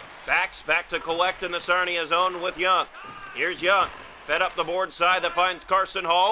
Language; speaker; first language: English; native; English